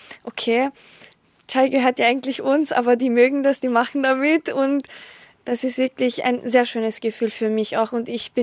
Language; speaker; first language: German; native; German